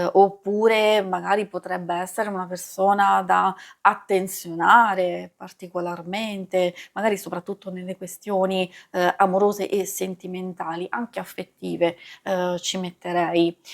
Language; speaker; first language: Italian; native; Italian